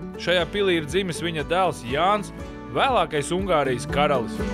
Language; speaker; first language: Latvian; native; Latvian